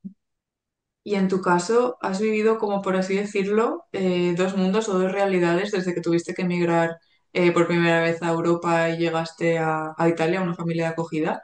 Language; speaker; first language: Spanish; native; Spanish